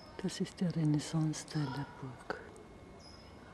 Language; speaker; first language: German; native; German